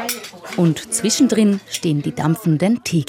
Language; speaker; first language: German; native; German